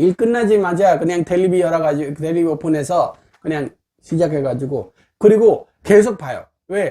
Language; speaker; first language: Korean; non-native, fluent; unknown